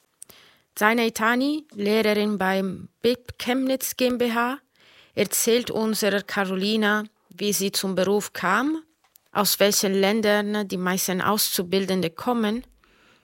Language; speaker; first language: German; non-native, fluent; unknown